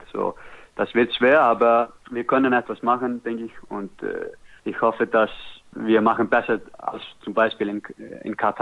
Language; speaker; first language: German; non-native, learner; Icelandic